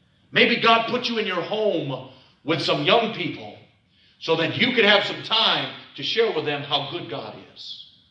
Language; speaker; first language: English; native; English